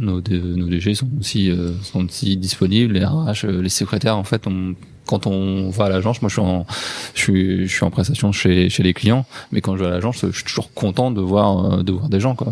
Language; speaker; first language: French; native; French